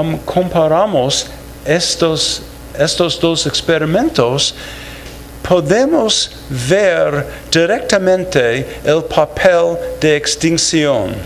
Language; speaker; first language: Spanish; non-native, fluent; English